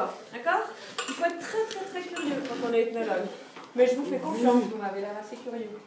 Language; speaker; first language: French; native; French